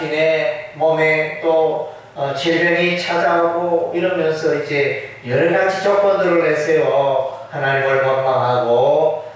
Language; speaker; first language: Korean; native; Korean